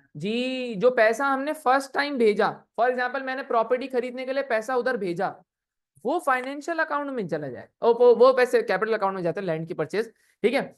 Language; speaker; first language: Urdu; native; Urdu